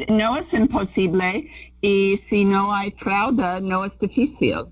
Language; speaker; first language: Spanish; non-native, fluent; English